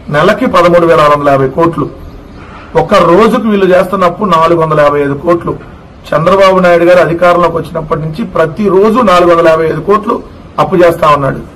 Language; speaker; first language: Telugu; native; Telugu